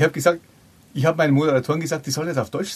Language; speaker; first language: German; native; German